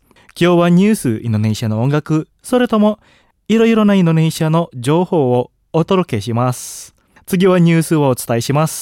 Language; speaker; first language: Japanese; non-native, fluent; Indonesian